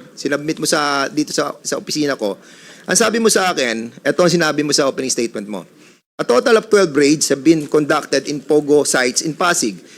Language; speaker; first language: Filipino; native; Filipino